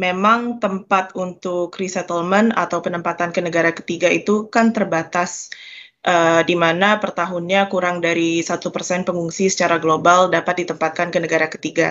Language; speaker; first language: Indonesian; native; Indonesian